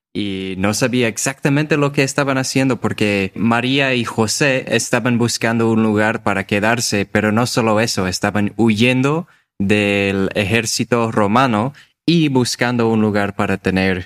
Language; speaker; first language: Spanish; non-native, fluent; English